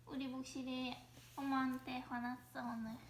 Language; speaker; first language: Korean; non-native, learner; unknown